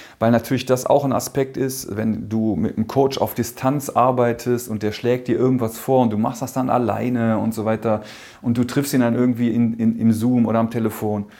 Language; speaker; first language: German; native; German